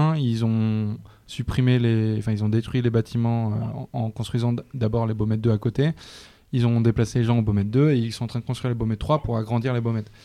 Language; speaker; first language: French; native; French